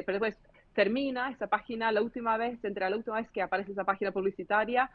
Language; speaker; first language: Spanish; non-native, fluent; English